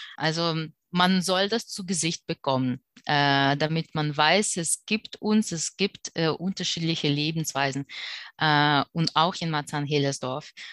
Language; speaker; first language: German; non-native, fluent; Russian